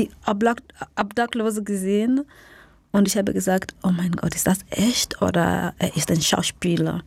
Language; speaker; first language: German; non-native, learner; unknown